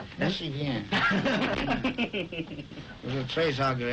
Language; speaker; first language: French; non-native, learner; English